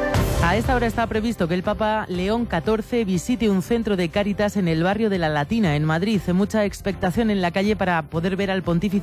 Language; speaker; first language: Spanish; native; Spanish